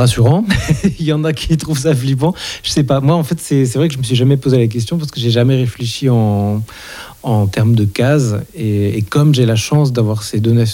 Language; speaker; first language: French; native; French